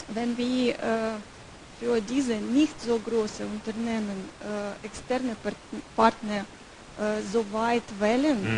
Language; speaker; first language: German; non-native, learner; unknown